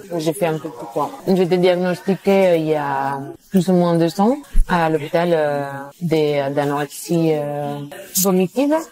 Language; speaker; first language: French; non-native, fluent; Spanish